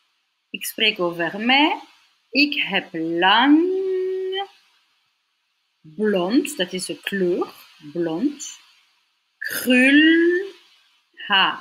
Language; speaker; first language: Dutch; non-native, local second language; French